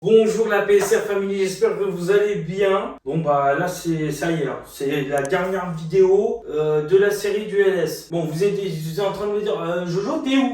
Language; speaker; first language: French; native; French